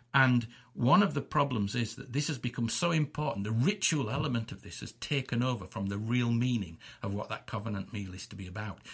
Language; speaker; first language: English; native; English